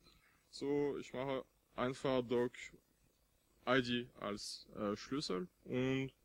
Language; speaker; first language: German; non-native, fluent; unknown